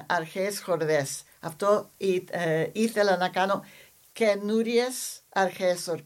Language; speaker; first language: Greek; non-native, fluent; English